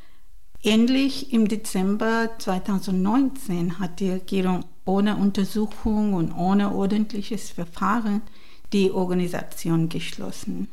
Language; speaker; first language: German; non-native, learner; Divehi